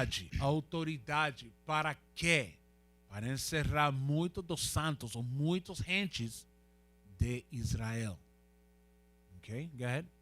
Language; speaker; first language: Portuguese; non-native, learner; Spanish